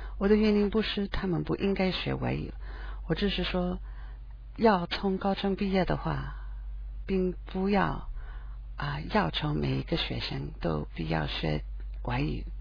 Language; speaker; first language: Chinese; non-native, fluent; English